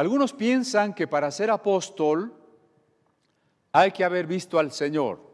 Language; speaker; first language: Spanish; native; Spanish